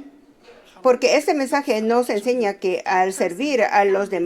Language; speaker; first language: Spanish; non-native, fluent; Korean